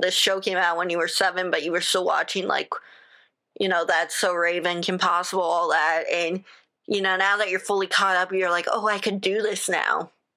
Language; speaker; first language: English; native; English